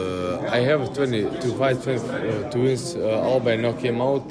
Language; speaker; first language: English; non-native, learner; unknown